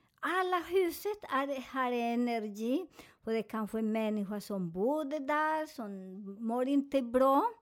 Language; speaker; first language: Swedish; non-native, fluent; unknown